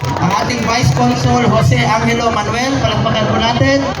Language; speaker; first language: Filipino; native; Filipino